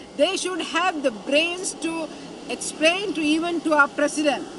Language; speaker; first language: English; non-native, local second language; Sinhala